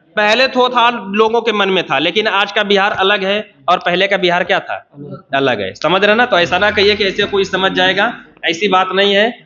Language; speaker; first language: Hindi; native; Hindi